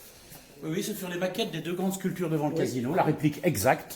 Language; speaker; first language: French; native; French